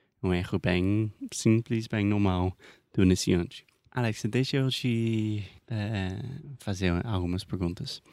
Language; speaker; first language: Portuguese; non-native, fluent; English